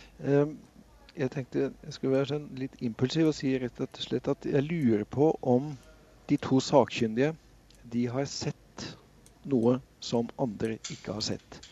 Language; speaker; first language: Norwegian; native; Norwegian